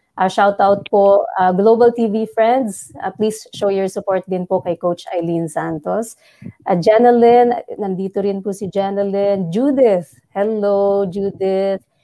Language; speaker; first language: Filipino; non-native, local second language; Bikol